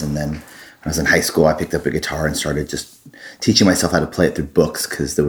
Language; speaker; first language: English; native; English